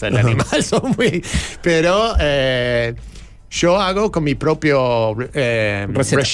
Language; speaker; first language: Spanish; non-native, fluent; English